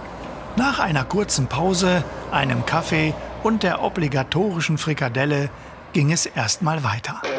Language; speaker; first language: German; native; German